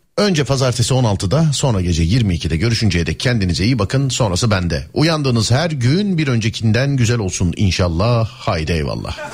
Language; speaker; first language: Turkish; native; Turkish